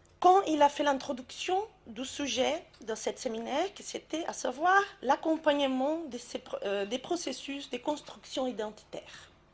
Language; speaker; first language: French; non-native, fluent; Portuguese